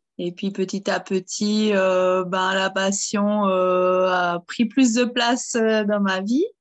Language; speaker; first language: French; early bilingual, other home language; German